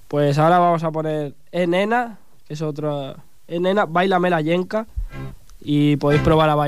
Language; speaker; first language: Spanish; native; Spanish